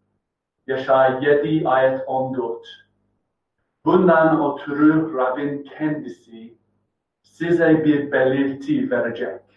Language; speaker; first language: Turkish; non-native, fluent; English